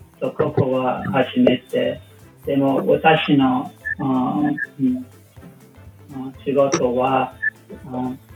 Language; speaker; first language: Japanese; non-native, learner; English